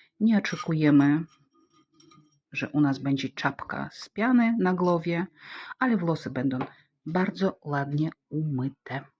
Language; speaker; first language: Polish; non-native, fluent; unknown